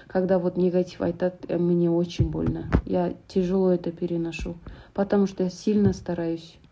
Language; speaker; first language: Russian; non-native, local second language; Kazakh